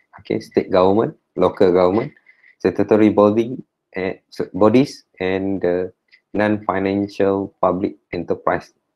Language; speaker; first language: English; non-native, local second language; Malay